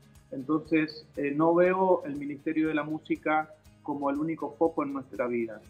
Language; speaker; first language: Spanish; native; Spanish